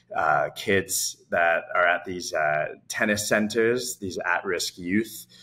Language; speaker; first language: English; native; English